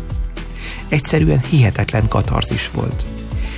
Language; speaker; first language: Hungarian; native; Hungarian